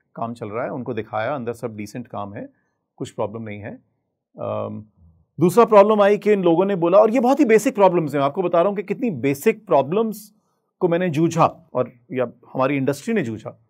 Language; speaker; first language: Hindi; native; Hindi